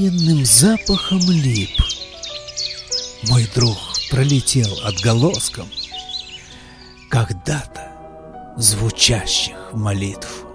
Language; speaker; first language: Russian; native; Russian